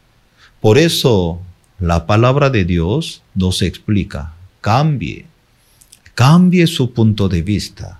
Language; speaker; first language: Spanish; non-native, fluent; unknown